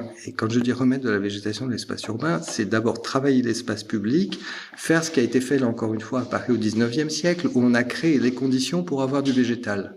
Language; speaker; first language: French; native; French